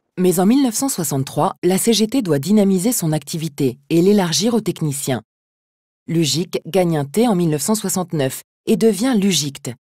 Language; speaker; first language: French; native; French